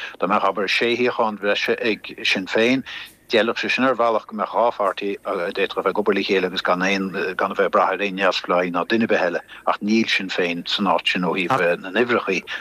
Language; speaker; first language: Irish; native; Irish